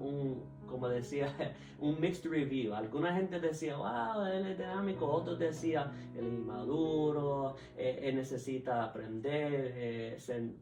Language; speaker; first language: Spanish; early bilingual, heritage; Spanish